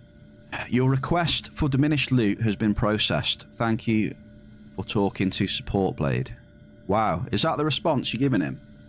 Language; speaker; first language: English; native; English